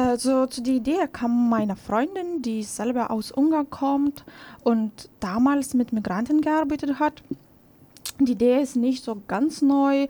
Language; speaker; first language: German; non-native, fluent; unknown